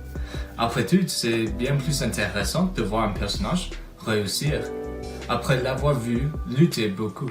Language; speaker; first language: French; non-native, fluent; English